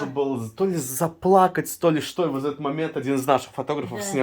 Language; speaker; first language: Russian; native; Russian